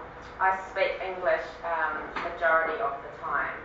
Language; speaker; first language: English; early bilingual, other home language; Cantonese